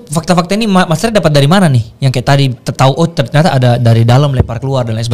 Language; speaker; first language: Indonesian; native; Indonesian